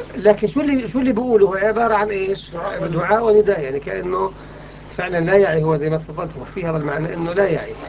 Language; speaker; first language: Arabic; native; Arabic